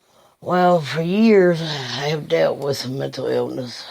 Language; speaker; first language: English; native; English